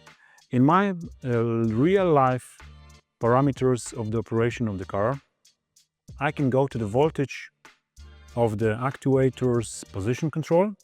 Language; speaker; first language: English; non-native, fluent; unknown